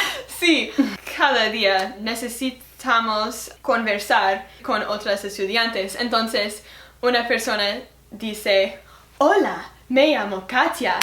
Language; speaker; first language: Spanish; non-native, learner; English